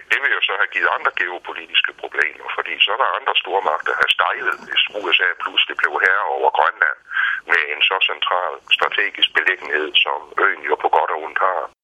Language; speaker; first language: Danish; native; Danish